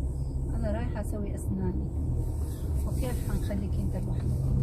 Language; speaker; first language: Arabic; native; Arabic